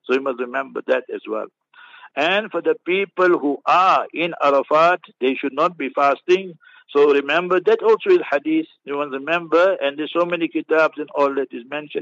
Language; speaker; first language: English; early bilingual, other home language; Urdu